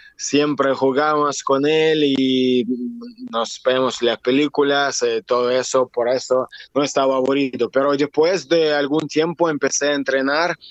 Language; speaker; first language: Spanish; non-native, learner; Russian